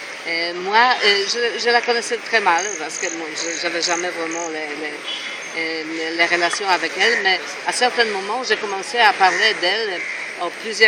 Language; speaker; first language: French; non-native, fluent; Polish